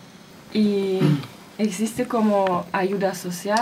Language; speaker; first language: Spanish; non-native, learner; German